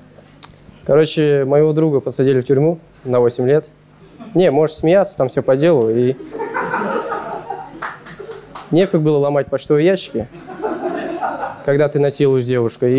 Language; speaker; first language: Russian; native; Russian